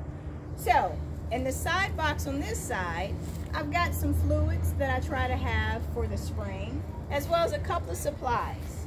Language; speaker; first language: English; native; English